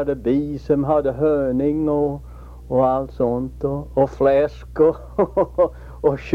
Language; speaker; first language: Swedish; early bilingual, heritage; Swedish